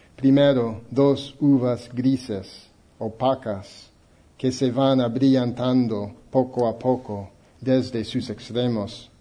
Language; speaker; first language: Spanish; non-native, fluent; English